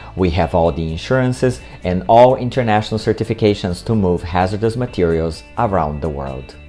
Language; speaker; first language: English; non-native, fluent; Portuguese